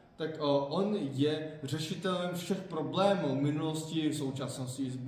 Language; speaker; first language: Czech; non-native, fluent; Korean